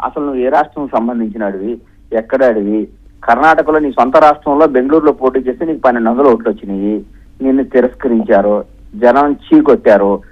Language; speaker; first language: Telugu; native; Telugu